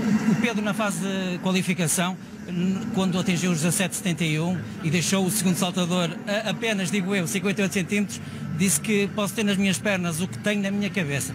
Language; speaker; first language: Portuguese; native; Portuguese